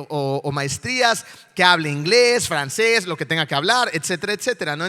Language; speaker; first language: Spanish; native; Spanish